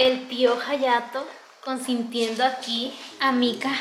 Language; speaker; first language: Spanish; native; Spanish